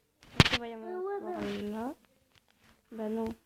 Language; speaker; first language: French; native; French